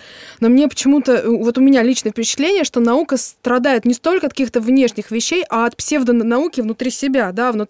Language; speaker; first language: Russian; native; Russian